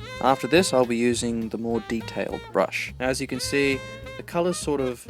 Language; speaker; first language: English; native; English